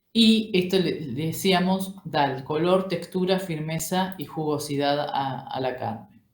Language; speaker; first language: Spanish; native; Spanish